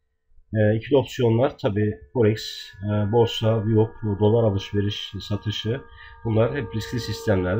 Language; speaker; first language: Turkish; native; Turkish